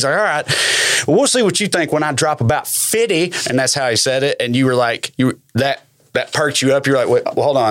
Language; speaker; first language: English; native; English